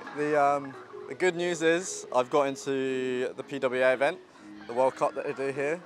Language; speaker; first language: English; native; English